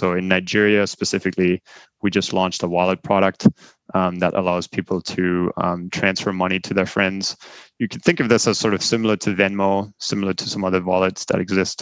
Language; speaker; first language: English; non-native, fluent; German